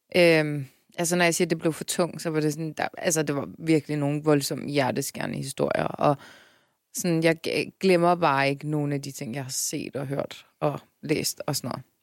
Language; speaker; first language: Danish; early bilingual, other home language; Turkish